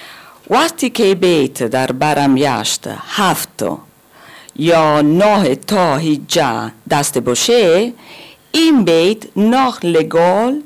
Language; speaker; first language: Persian; non-native, learner; German